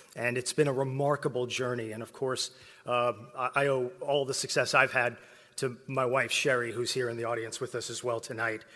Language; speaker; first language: English; native; English